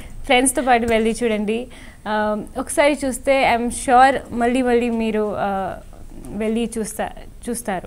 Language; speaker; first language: Telugu; non-native, local second language; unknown